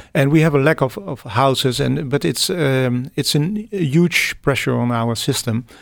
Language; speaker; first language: English; non-native, fluent; Dutch